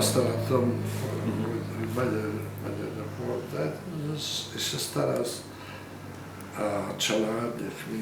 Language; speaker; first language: Hungarian; early bilingual, heritage; Hungarian